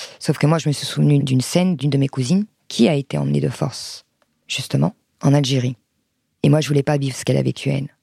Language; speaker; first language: French; early bilingual, other home language; Arabic